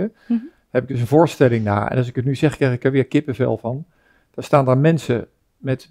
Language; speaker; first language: Dutch; native; Dutch